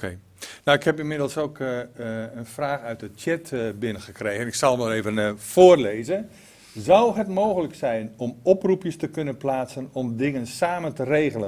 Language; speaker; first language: Dutch; native; Dutch